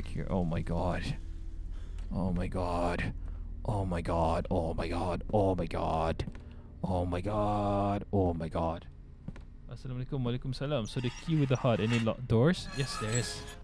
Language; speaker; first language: English; non-native, local second language; Malay